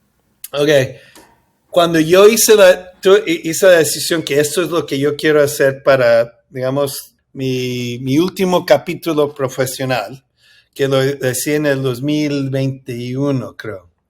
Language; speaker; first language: Spanish; early bilingual, heritage; English